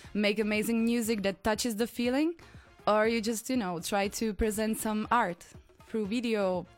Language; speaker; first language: English; non-native, fluent; Czech